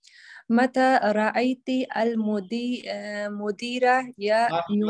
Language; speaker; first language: Arabic; non-native, learner; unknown